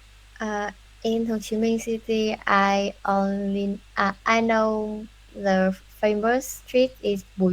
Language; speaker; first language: English; non-native, learner; Vietnamese